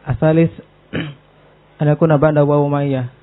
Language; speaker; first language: Arabic; non-native, learner; Indonesian